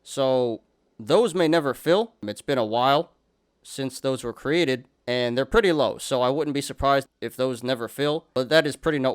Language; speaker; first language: English; native; English